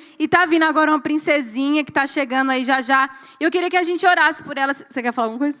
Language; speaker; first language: Portuguese; native; Portuguese